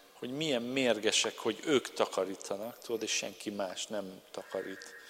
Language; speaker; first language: Hungarian; non-native, learner; English